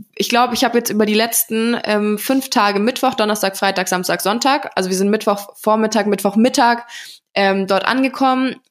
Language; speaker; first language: German; native; German